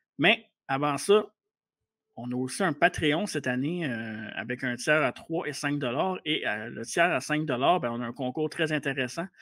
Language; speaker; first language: French; native; French